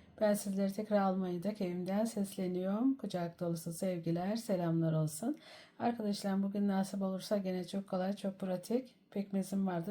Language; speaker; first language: Turkish; native; Turkish